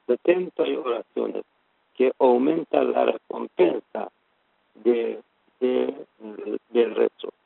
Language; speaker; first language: Spanish; non-native, learner; Persian